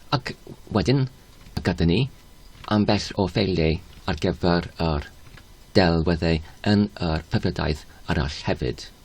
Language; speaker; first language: Welsh; non-native, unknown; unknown